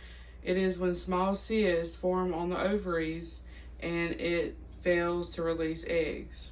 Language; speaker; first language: English; native; English